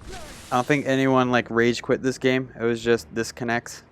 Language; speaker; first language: English; native; English